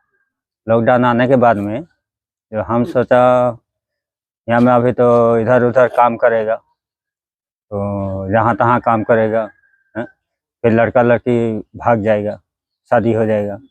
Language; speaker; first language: Hindi; non-native, local second language; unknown